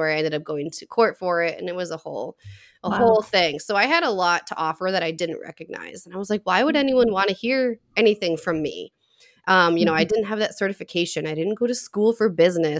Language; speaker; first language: English; native; English